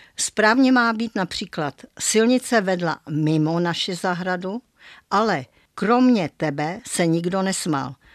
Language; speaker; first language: Czech; native; Czech